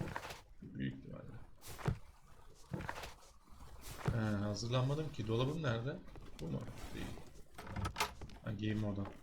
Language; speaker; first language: Turkish; native; Turkish